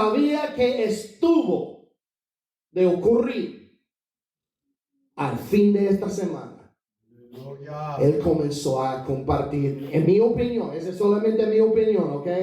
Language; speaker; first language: Spanish; non-native, fluent; English